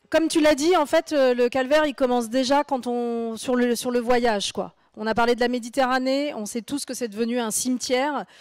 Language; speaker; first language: French; native; French